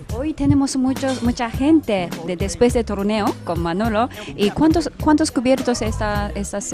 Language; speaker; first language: Spanish; non-native, fluent; Japanese